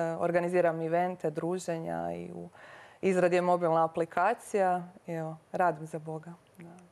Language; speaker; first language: Croatian; native; Croatian